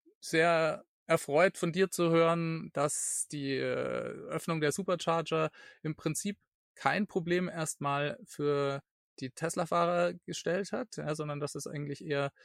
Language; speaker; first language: German; native; German